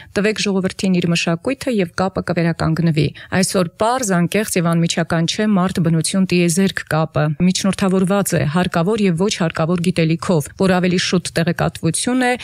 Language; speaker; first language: Armenian; native; Armenian